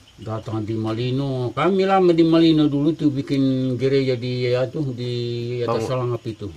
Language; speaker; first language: Indonesian; non-native, local second language; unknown